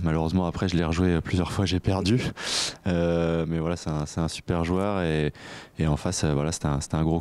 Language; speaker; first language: French; native; French